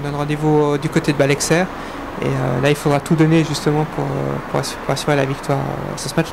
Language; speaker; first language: French; native; French